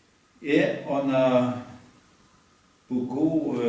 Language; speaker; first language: French; non-native, fluent; Norwegian